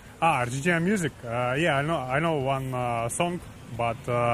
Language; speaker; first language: English; non-native, learner; Ukrainian